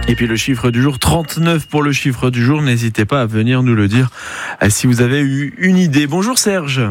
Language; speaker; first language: French; native; French